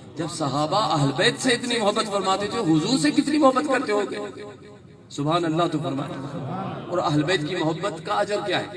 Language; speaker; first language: Urdu; non-native, local second language; Sindhi